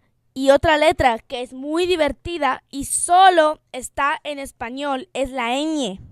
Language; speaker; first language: Spanish; non-native, fluent; English